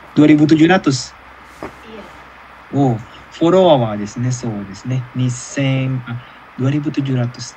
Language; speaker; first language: Japanese; non-native, fluent; Indonesian